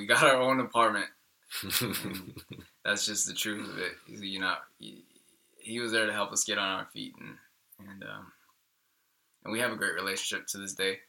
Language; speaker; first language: English; early bilingual, other home language; Spanish